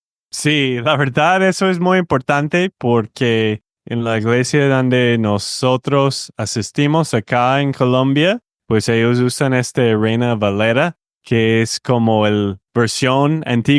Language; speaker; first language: Spanish; non-native, fluent; English